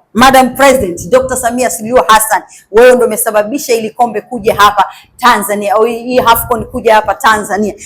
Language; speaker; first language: Swahili; native; Swahili